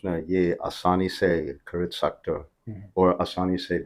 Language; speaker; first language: Hindi; non-native, fluent; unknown